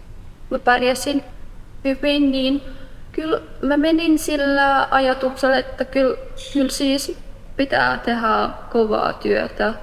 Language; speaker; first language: Finnish; non-native, fluent; Persian